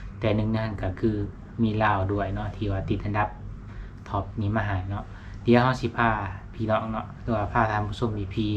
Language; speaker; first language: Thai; non-native, local second language; Lao